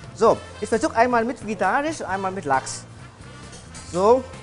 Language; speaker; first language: German; non-native, learner; Vietnamese